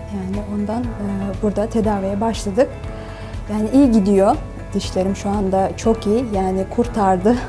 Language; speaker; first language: Turkish; non-native, fluent; Turkmen